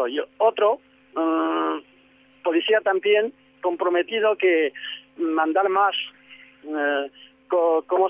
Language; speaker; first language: Spanish; non-native, learner; Chinese